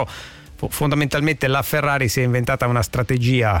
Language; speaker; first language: Italian; native; Italian